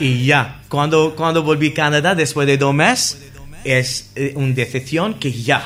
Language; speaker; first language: Spanish; non-native, learner; English